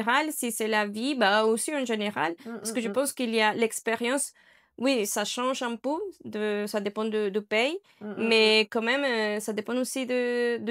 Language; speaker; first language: French; non-native, learner; Spanish